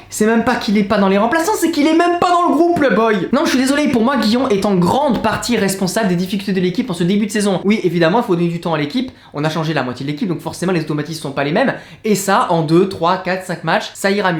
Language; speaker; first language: French; native; French